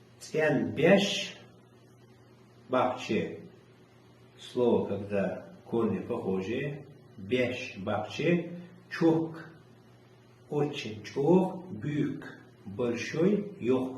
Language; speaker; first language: Russian; non-native, local second language; Chechen